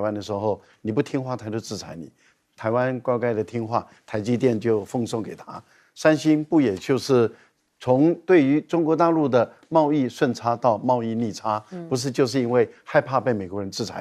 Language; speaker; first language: Chinese; native; Chinese